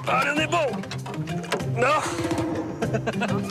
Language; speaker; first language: French; native; French